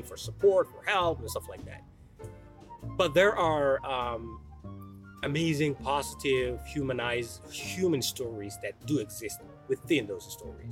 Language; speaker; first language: English; non-native, fluent; Somali